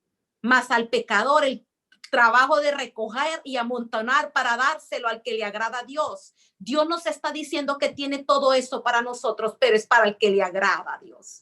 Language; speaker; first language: Spanish; native; Spanish